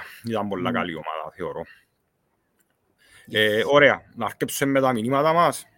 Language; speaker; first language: Greek; native; Greek